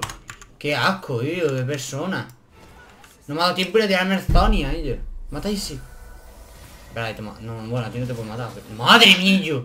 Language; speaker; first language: Spanish; native; Spanish